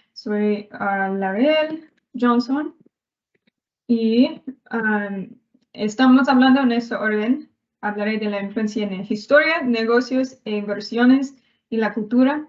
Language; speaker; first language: Spanish; non-native, learner; English